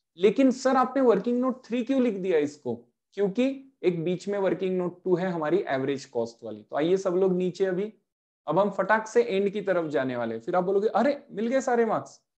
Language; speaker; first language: Hindi; non-native, local second language; Marathi